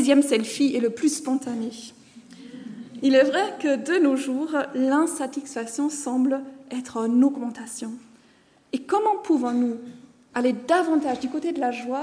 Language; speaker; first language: French; non-native, fluent; German